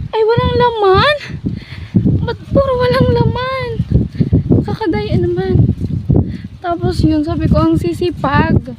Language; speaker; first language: Filipino; non-native, local second language; Bikol